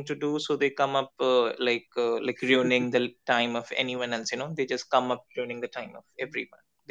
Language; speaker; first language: English; non-native, local second language; Hindi